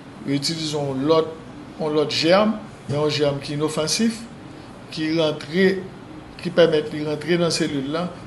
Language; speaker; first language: French; non-native, local second language; Haitian Creole